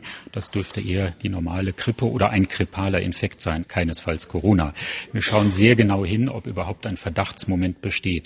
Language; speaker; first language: German; native; German